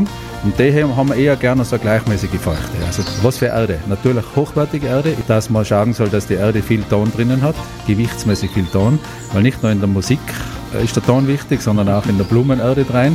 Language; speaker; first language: German; native; German